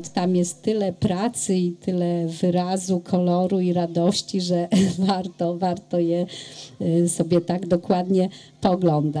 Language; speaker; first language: Polish; native; Polish